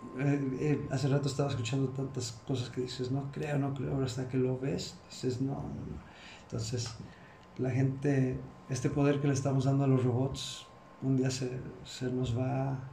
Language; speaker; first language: Spanish; early bilingual, heritage; Spanish